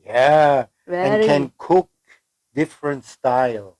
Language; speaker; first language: English; non-native, fluent; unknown